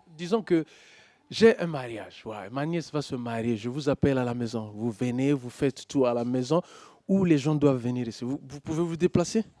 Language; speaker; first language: French; non-native, local second language; Lingala